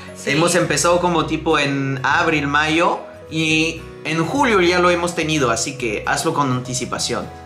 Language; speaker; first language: Spanish; non-native, fluent; French